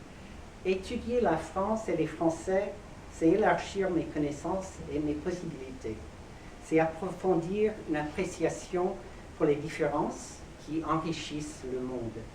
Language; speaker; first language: French; non-native, fluent; English